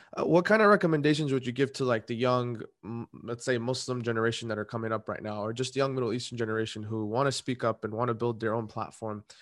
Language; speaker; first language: English; native; English